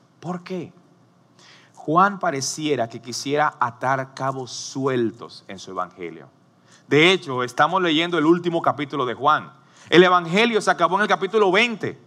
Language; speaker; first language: Spanish; native; Spanish